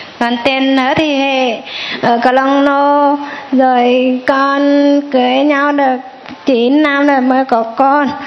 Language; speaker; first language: Vietnamese; non-native, local second language; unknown